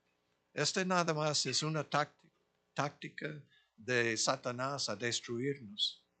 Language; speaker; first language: Spanish; non-native, fluent; English